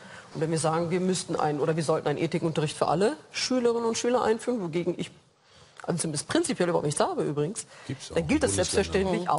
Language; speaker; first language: German; early bilingual, other home language; Arabic